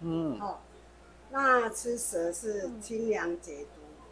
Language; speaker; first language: Chinese; native; Chinese